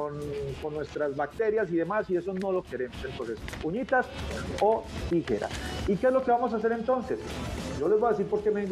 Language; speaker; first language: Spanish; native; Spanish